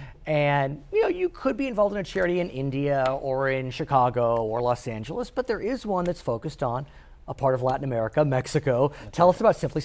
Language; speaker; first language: English; native; English